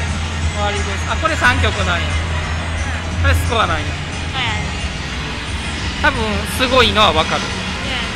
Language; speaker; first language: Japanese; native; Japanese